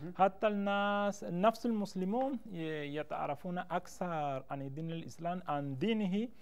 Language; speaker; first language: Arabic; non-native, learner; Spanish